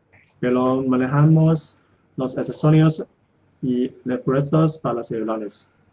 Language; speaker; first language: Spanish; non-native, learner; Chinese